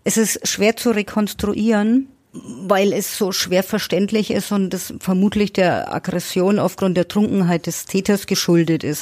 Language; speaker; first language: German; native; German